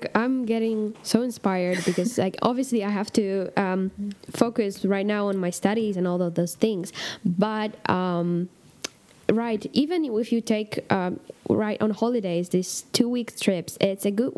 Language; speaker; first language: English; non-native, fluent; Polish